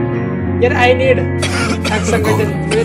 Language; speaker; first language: Hindi; native; Hindi